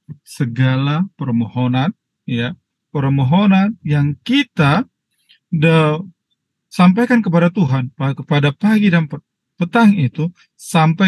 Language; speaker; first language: Indonesian; native; Indonesian